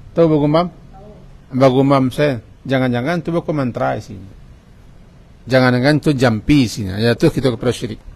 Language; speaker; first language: Malay; non-native, local second language; Minangkabau